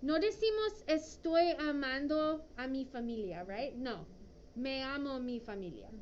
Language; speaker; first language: Spanish; non-native, fluent; English